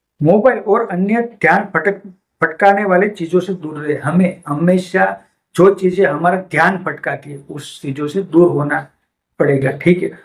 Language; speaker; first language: Hindi; non-native, local second language; Gujarati